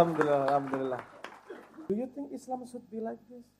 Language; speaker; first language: English; non-native, fluent; Indonesian